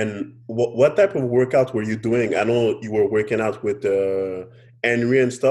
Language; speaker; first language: English; non-native, fluent; French